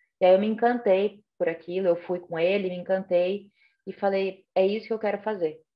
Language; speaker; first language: Portuguese; native; Portuguese